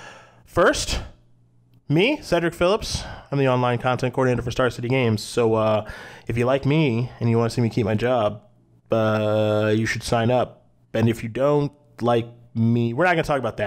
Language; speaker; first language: English; native; English